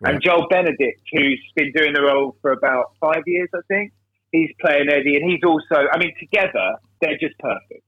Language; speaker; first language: English; native; English